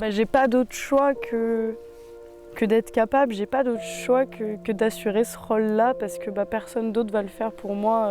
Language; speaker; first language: French; native; French